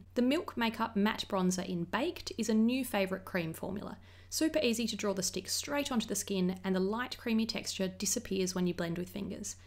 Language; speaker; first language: English; native; English